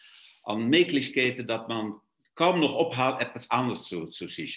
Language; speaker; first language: German; non-native, fluent; Luxembourgish